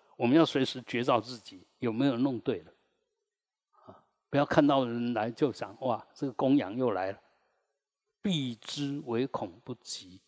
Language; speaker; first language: Chinese; native; Chinese